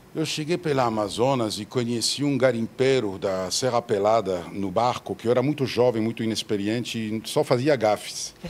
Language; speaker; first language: Portuguese; non-native, fluent; French